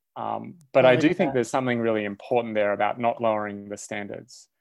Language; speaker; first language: English; native; English